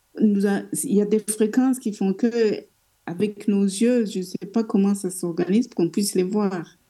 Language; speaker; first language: French; non-native, local second language; Rundi